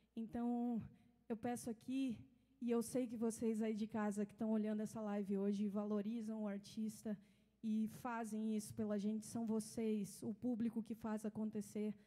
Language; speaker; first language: Portuguese; native; Portuguese